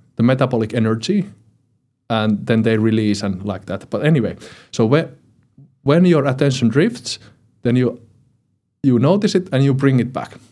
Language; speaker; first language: English; non-native, fluent; Finnish